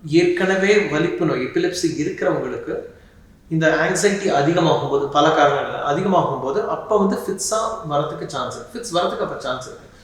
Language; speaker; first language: Tamil; native; Tamil